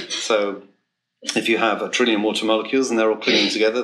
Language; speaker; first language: English; native; English